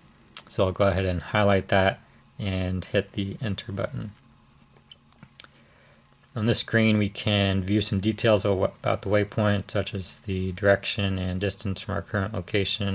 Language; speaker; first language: English; native; English